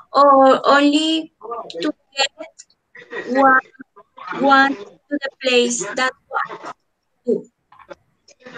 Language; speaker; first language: English; non-native, learner; Spanish